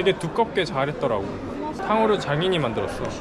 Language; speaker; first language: Korean; native; Korean